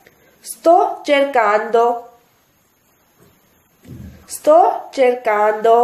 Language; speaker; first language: Italian; non-native, fluent; Urdu